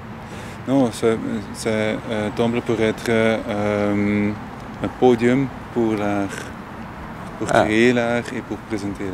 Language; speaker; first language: French; non-native, local second language; Dutch